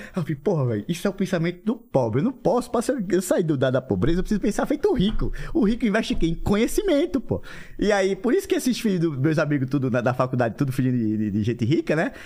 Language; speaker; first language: Portuguese; native; Portuguese